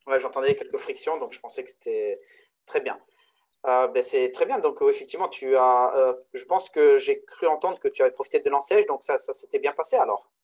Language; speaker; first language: French; non-native, local second language; Arabic